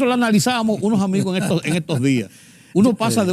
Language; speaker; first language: Spanish; native; Spanish